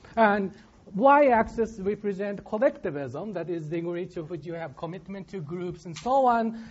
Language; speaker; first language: English; non-native, fluent; Japanese